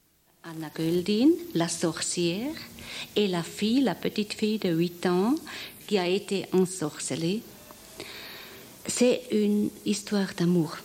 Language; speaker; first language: French; non-native, fluent; German